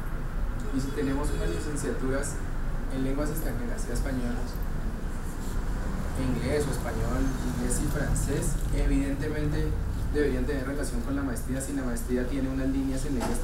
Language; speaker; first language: Spanish; native; Spanish